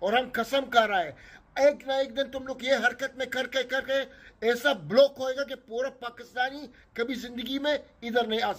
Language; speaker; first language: Hindi; non-native, learner; Arabic